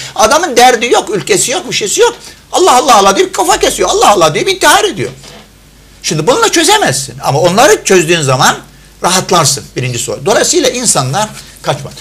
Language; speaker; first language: Turkish; non-native, fluent; Arabic